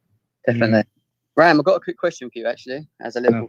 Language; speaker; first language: English; native; English